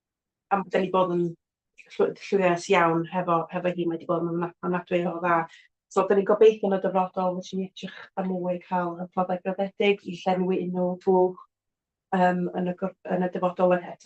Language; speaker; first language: Welsh; native; Welsh